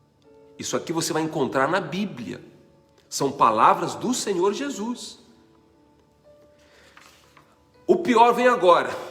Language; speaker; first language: Portuguese; native; Portuguese